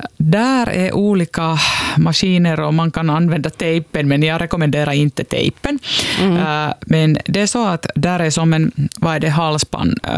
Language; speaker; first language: Swedish; non-native, local second language; Finnish